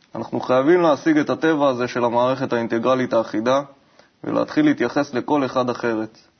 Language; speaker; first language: Hebrew; native; Hebrew